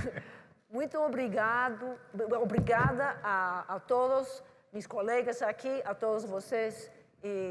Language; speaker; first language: Portuguese; non-native, learner; English